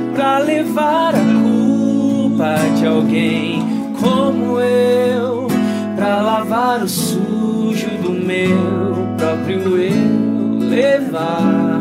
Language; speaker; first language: Portuguese; native; Portuguese